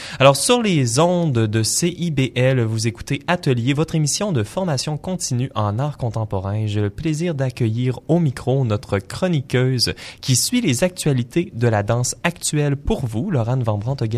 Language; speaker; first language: French; native; French